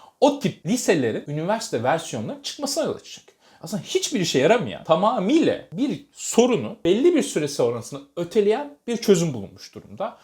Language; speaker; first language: Turkish; native; Turkish